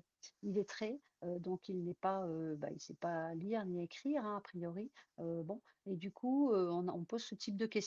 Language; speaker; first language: French; native; French